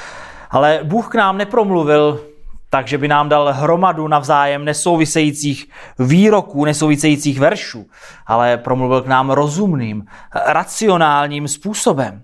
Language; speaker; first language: Czech; native; Czech